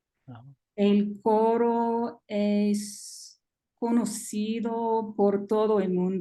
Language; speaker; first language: Spanish; non-native, learner; English